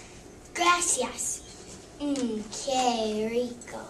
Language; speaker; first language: Spanish; non-native, learner; English